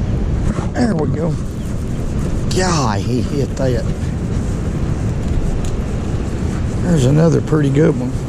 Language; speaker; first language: English; native; English